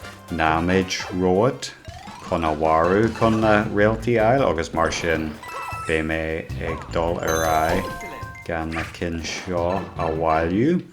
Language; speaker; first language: Irish; non-native, local second language; English